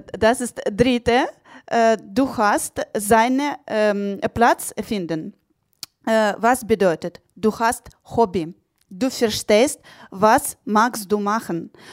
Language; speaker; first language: German; non-native, learner; Ukrainian